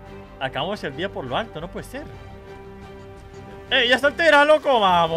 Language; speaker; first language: Spanish; native; Spanish